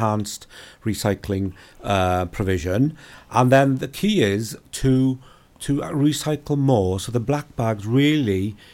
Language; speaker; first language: English; native; English